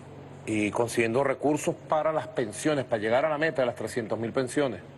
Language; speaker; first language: Spanish; native; Spanish